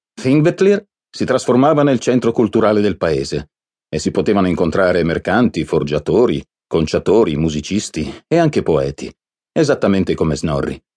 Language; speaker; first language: Italian; native; Italian